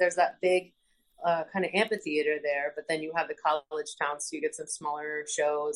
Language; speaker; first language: English; native; English